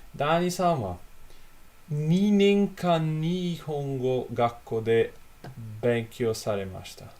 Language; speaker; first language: Japanese; non-native, learner; Italian